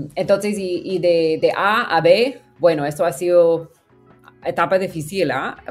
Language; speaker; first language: Spanish; non-native, fluent; English